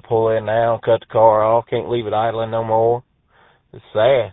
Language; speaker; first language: English; native; English